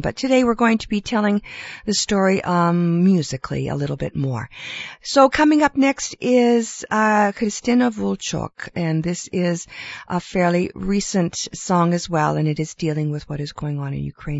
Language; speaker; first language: English; early bilingual, other home language; Ukrainian